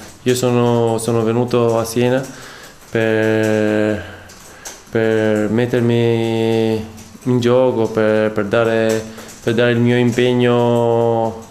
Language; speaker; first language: Italian; non-native, fluent; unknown